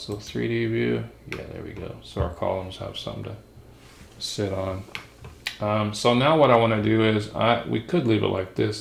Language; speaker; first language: English; native; English